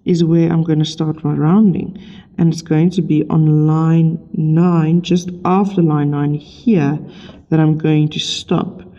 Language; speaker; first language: English; non-native, local second language; Afrikaans